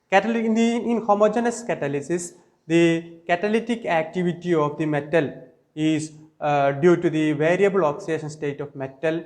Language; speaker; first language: English; non-native, local second language; Malayalam